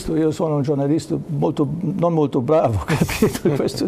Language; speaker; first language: Italian; non-native, learner; German